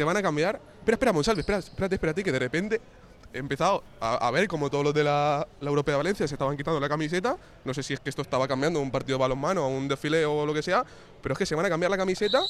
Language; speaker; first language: Spanish; native; Spanish